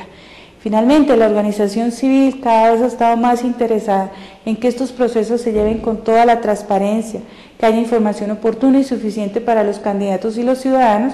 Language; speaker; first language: Spanish; native; Spanish